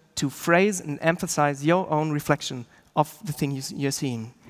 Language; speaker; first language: English; non-native, fluent; German